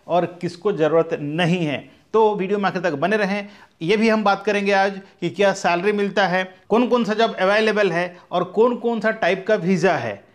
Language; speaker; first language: Hindi; native; Hindi